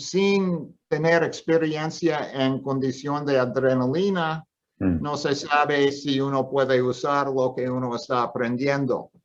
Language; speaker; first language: Spanish; non-native, fluent; English